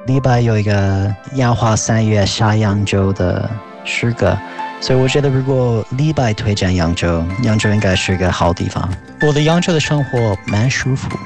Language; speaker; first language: Chinese; non-native, fluent; English